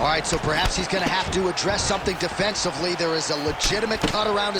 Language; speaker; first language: English; native; English